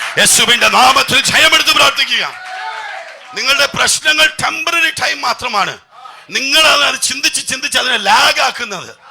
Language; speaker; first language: Malayalam; non-native, local second language; Tamil